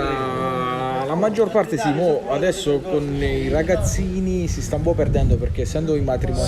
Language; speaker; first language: Italian; non-native, local second language; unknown